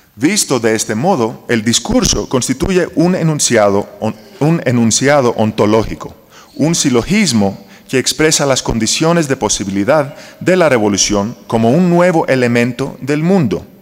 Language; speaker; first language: Spanish; non-native, fluent; Greek